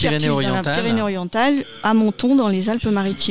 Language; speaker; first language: French; native; French